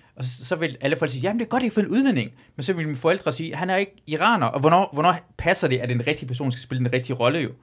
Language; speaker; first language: Danish; early bilingual, other home language; Persian